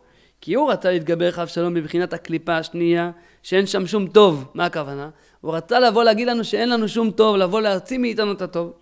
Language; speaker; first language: Hebrew; native; Hebrew